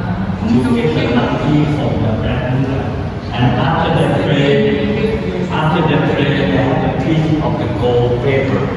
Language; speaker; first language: English; non-native, learner; Thai